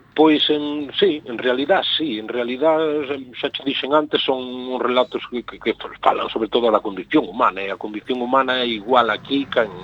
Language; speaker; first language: Galician; native; Galician